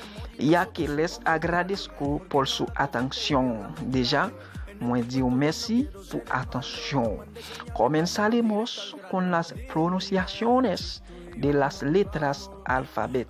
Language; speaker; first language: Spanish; non-native, learner; Haitian Creole